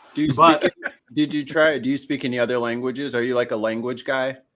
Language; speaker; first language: English; native; English